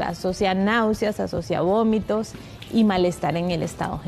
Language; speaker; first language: Spanish; native; Spanish